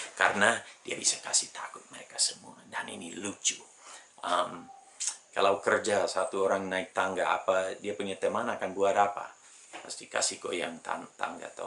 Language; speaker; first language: Indonesian; non-native, fluent; English